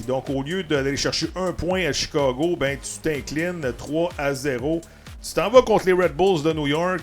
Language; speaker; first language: French; native; French